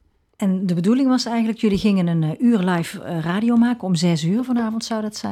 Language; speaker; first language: Dutch; native; Dutch